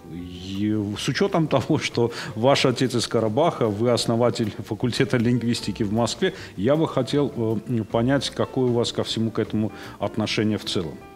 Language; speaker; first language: Russian; non-native, fluent; Armenian